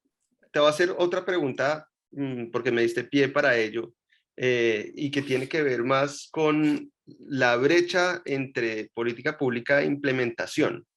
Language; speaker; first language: Spanish; native; Spanish